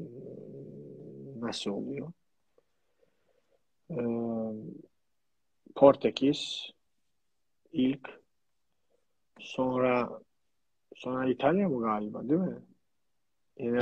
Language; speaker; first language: Turkish; non-native, fluent; Georgian